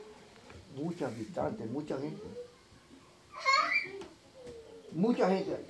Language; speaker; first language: Spanish; non-native, local second language; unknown